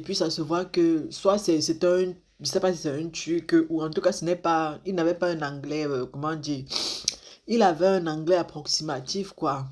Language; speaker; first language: French; native; French